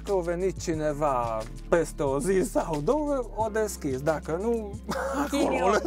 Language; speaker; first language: Romanian; non-native, local second language; Hungarian